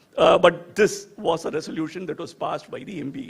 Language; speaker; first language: English; non-native, local second language; Tamil